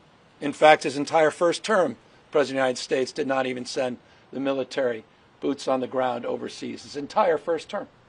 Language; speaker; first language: English; native; English